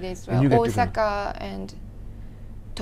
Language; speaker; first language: English; non-native, learner; Japanese